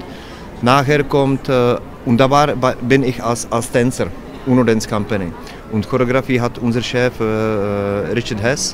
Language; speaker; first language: German; non-native, learner; Czech